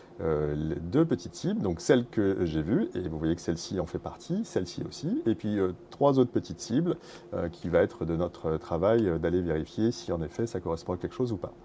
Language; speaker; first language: French; native; French